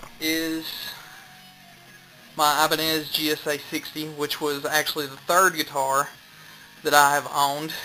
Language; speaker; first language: English; native; English